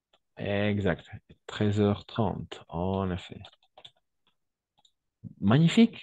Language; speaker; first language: French; non-native, fluent; Spanish